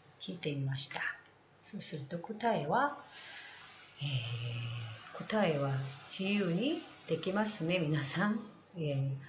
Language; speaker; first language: Japanese; non-native, fluent; Korean